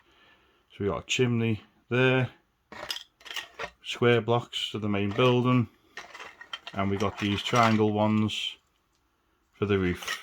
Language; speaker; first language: English; native; English